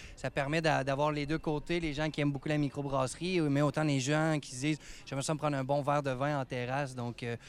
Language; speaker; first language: French; native; French